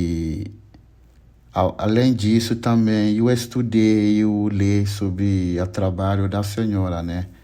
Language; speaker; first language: Portuguese; non-native, learner; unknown